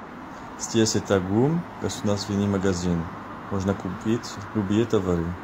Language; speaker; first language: Russian; non-native, learner; French